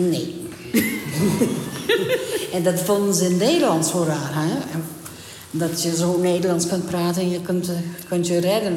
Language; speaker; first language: Dutch; early bilingual, heritage; Dutch